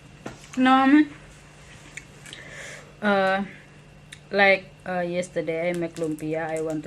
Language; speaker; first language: English; non-native, learner; Indonesian